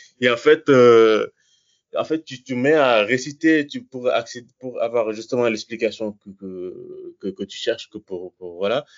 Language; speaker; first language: French; non-native, local second language; Wolof